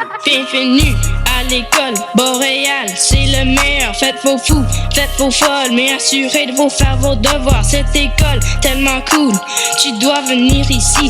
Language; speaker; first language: French; non-native, learner; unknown